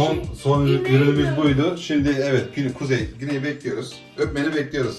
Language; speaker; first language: Turkish; early bilingual, heritage; Turkish